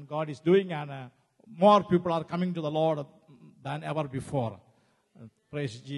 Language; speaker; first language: English; non-native, local second language; Malayalam